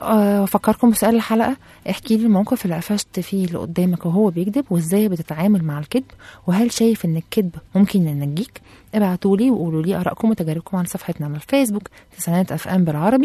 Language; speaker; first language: Arabic; native; Arabic